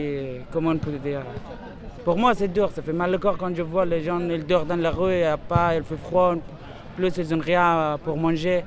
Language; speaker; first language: French; non-native, fluent; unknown